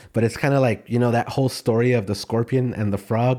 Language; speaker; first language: English; early bilingual, other home language; Spanish